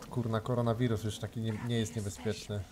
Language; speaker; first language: Polish; native; Polish